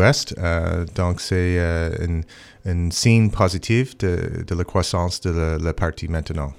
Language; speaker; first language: French; non-native, local second language; English